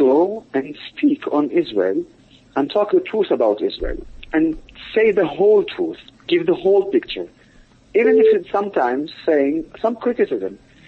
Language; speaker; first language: English; non-native, fluent; Arabic